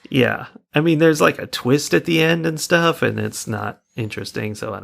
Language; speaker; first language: English; native; English